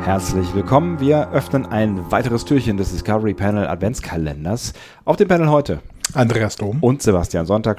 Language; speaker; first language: German; native; German